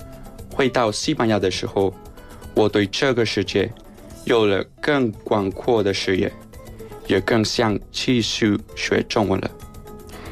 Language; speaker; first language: Chinese; non-native, fluent; Spanish